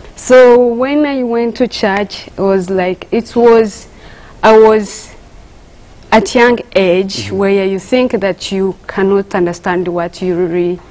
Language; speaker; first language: English; non-native, local second language; Kinyarwanda